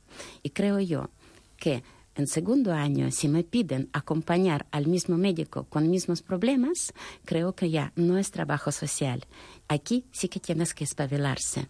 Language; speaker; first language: Spanish; non-native, fluent; Russian